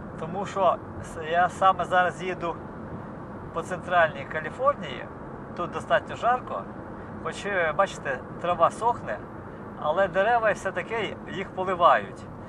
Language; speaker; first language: Ukrainian; non-native, local second language; Russian